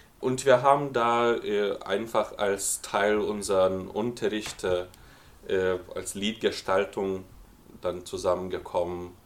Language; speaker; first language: German; non-native, fluent; Lithuanian